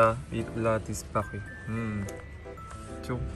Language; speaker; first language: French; non-native, learner; Korean